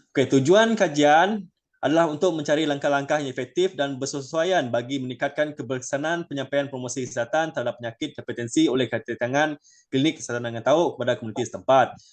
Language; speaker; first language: Malay; non-native, local second language; Iban